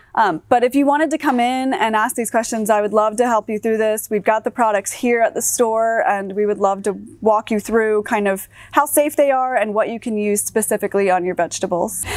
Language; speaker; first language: English; native; English